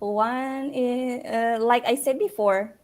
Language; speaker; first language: English; non-native, learner; Indonesian